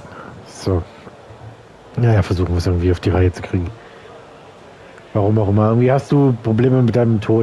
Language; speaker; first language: German; native; German